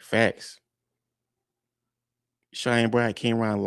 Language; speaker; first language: English; native; English